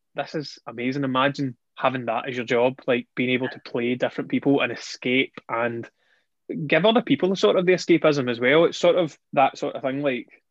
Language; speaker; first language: English; native; English